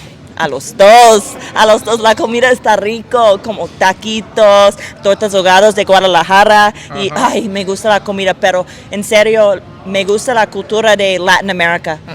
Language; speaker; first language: Spanish; non-native, learner; English